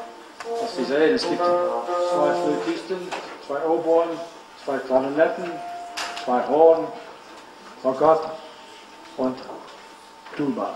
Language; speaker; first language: German; non-native, learner; English